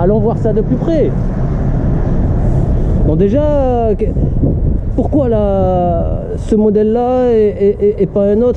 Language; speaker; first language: French; native; French